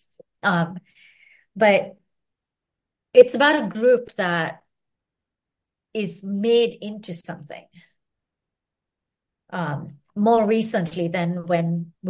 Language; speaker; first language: English; non-native, local second language; Sinhala